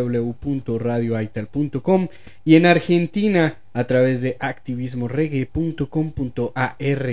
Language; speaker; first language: Spanish; native; Spanish